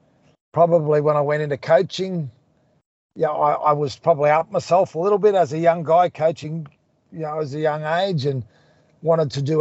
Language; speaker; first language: English; native; English